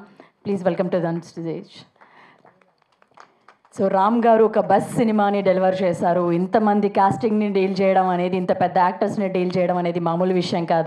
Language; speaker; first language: Telugu; native; Telugu